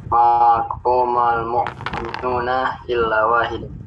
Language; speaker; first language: Arabic; non-native, learner; Indonesian